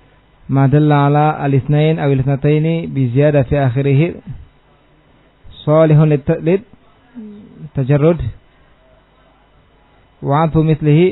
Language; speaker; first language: Arabic; non-native, fluent; Indonesian